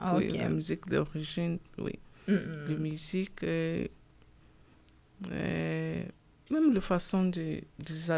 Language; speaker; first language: French; non-native, learner; Portuguese